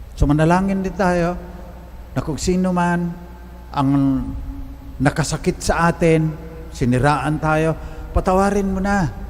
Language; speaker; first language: Filipino; non-native, local second language; Cebuano